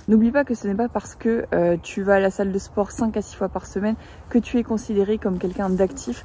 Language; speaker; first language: French; native; French